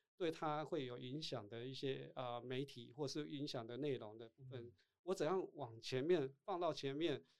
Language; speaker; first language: Chinese; non-native, local second language; Min Nan Chinese